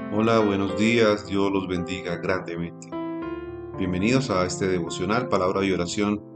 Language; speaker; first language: Spanish; native; Spanish